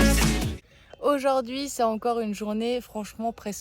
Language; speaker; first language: French; native; French